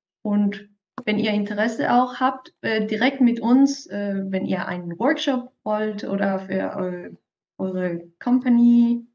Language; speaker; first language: German; non-native, fluent; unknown